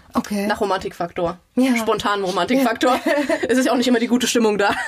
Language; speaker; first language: German; native; German